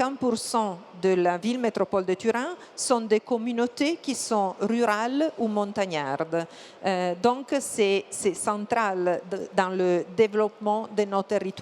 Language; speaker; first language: French; non-native, fluent; Italian